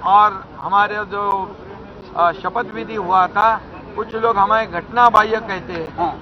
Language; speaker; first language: Hindi; non-native, local second language; Marathi